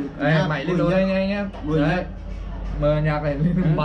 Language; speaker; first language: Vietnamese; native; Vietnamese